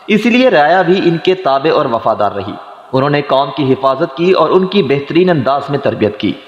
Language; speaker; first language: Urdu; native; Urdu